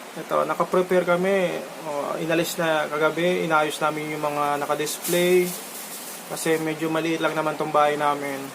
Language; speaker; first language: Filipino; non-native, local second language; Bikol